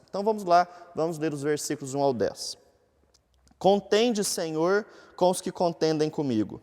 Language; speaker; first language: Portuguese; native; Portuguese